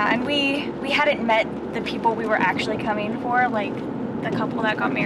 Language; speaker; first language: English; native; English